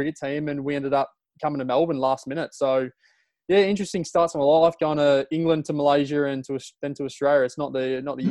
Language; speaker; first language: English; native; English